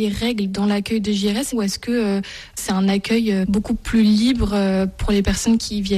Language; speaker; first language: French; native; French